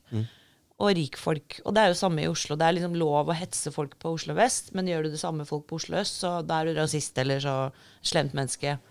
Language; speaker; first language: Norwegian; native; Norwegian